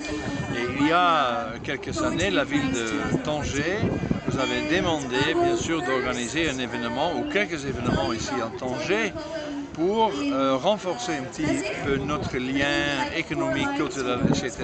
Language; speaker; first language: French; non-native, fluent; Dutch